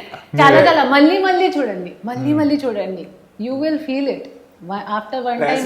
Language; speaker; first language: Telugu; non-native, learner; Hindi